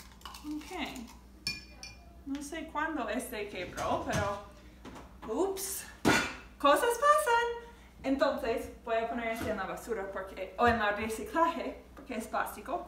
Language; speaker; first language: Spanish; non-native, learner; English